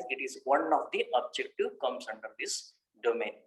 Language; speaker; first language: English; non-native, local second language; Kannada